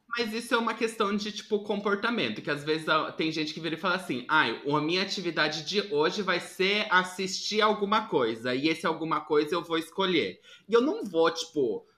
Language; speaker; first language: Portuguese; early bilingual, heritage; Portuguese